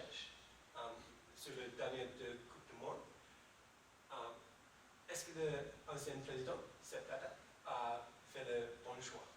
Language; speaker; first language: French; non-native, learner; English